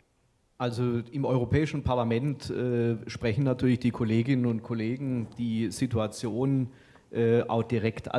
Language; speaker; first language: German; native; German